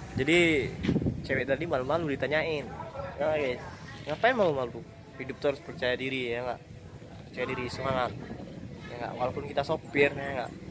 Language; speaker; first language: Indonesian; native; Indonesian